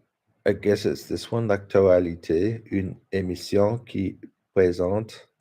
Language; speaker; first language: French; non-native, learner; English